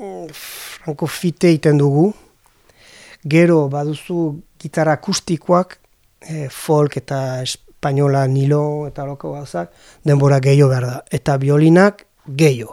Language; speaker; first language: Basque; non-native, learner; French